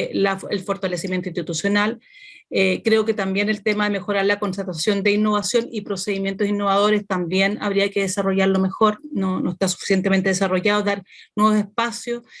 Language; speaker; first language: Spanish; native; Spanish